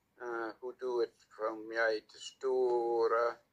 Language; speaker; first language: Dutch; non-native, learner; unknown